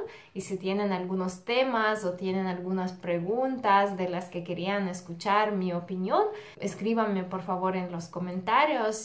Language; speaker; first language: Spanish; non-native, fluent; Russian